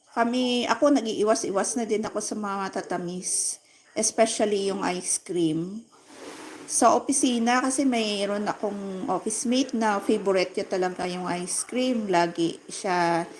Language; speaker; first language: Filipino; non-native, local second language; Hiligaynon